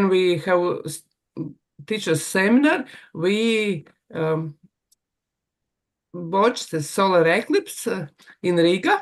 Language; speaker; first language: English; non-native, learner; Latvian